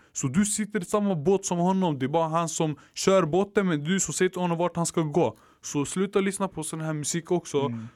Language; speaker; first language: Swedish; early bilingual, other home language; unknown